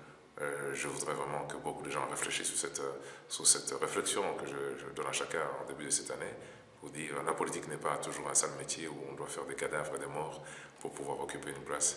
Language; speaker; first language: French; non-native, local second language; Lingala